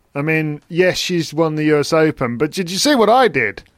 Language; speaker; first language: English; native; English